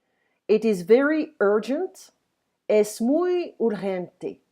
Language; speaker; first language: Spanish; non-native, fluent; French